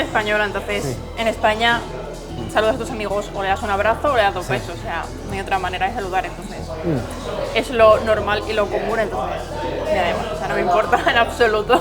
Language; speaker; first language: Spanish; native; Spanish